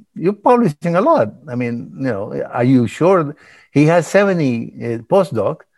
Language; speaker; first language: English; early bilingual, other home language; Spanish